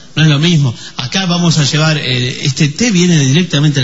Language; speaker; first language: Spanish; native; Spanish